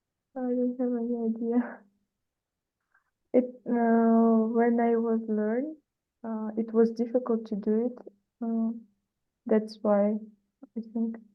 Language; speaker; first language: English; non-native, learner; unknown